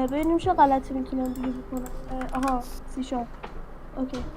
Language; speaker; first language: Persian; native; Persian